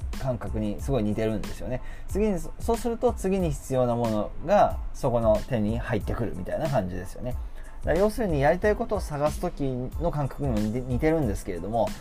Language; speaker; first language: Japanese; native; Japanese